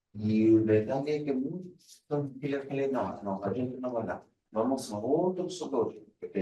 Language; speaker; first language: Portuguese; non-native, fluent; Spanish